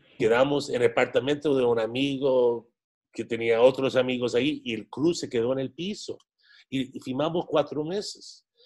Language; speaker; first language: Spanish; non-native, fluent; English